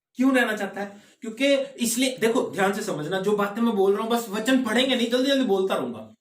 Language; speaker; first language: Hindi; non-native, local second language; Punjabi